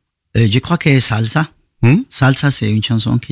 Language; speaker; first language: French; non-native, fluent; Spanish